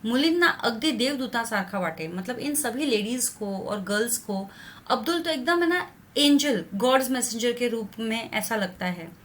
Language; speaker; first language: Hindi; non-native, local second language; Marathi